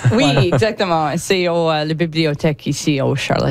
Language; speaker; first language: French; non-native, learner; English